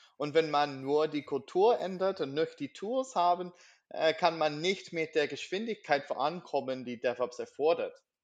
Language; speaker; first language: German; non-native, learner; English